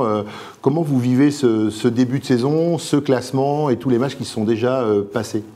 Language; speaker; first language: French; native; French